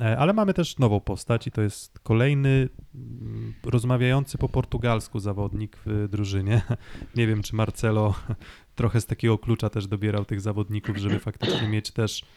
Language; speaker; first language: Polish; native; Polish